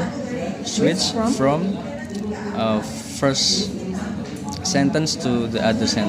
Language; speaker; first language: English; non-native, learner; Indonesian